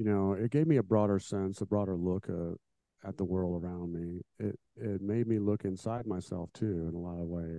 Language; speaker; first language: English; native; English